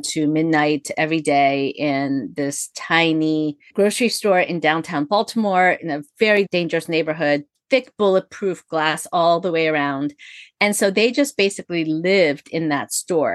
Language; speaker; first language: English; early bilingual, other home language; Korean